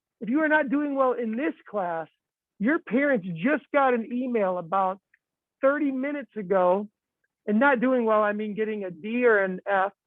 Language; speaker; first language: English; native; English